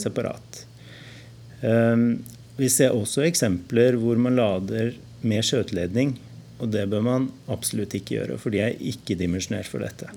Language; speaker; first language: Norwegian; native; Norwegian